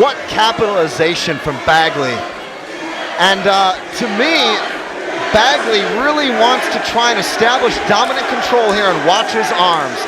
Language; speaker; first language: English; native; English